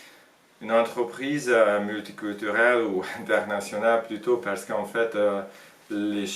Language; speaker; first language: French; non-native, fluent; Hungarian